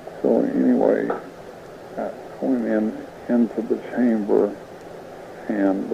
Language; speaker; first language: English; native; English